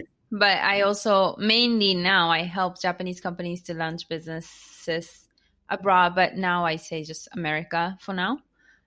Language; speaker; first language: English; non-native, fluent; Japanese